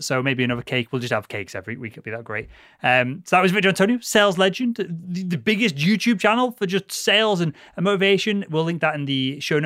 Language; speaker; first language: English; native; English